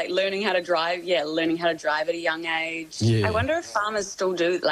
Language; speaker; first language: English; native; English